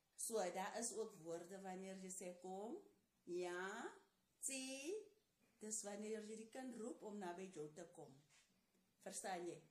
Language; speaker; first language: Afrikaans; non-native, local second language; Xhosa